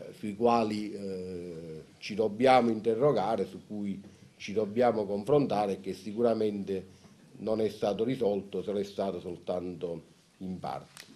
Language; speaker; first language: Italian; native; Italian